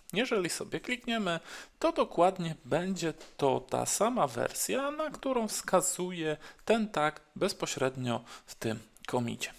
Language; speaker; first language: Polish; native; Polish